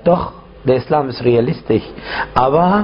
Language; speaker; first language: German; non-native, fluent; Arabic